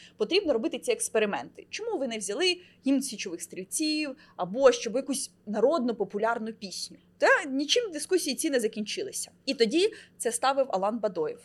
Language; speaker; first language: Ukrainian; native; Ukrainian